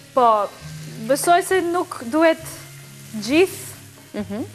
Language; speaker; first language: Albanian; non-native, learner; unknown